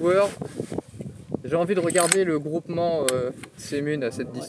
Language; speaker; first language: French; native; French